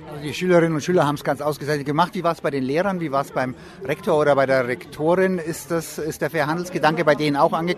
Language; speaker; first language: German; native; German